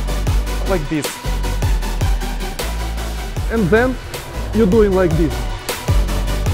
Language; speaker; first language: English; non-native, learner; Russian